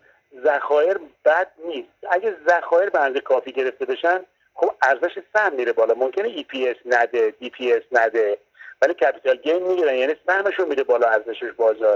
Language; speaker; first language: Persian; native; Persian